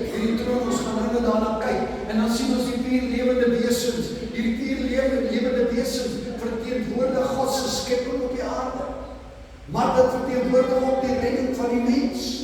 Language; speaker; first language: Afrikaans; non-native, local second language; English